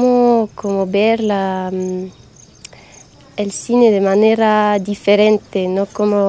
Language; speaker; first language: Spanish; non-native, learner; French